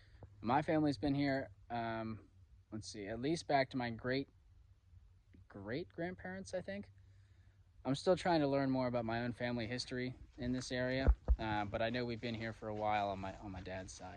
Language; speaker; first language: English; native; English